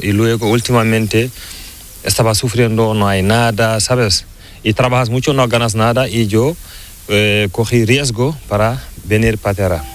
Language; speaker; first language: Spanish; non-native, learner; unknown